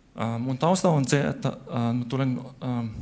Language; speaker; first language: Finnish; non-native, fluent; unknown